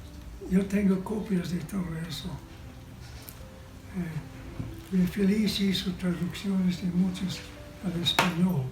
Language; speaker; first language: Spanish; non-native, fluent; English